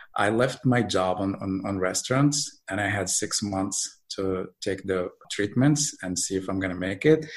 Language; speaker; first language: English; non-native, fluent; Arabic